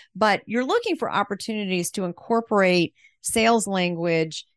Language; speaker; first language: English; native; English